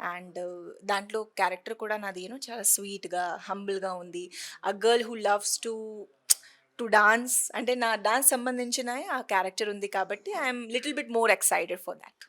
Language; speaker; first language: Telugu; non-native, fluent; Hindi